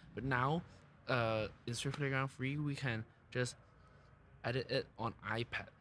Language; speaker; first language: English; non-native, local second language; Cantonese